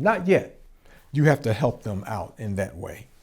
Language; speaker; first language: English; native; English